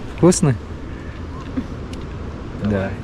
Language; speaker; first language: Russian; non-native, local second language; Tajik